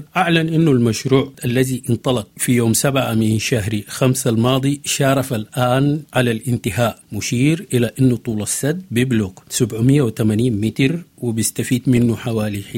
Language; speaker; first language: Arabic; native; Arabic